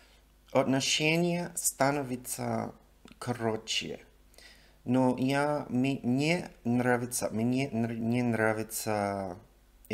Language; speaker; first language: Russian; non-native, learner; English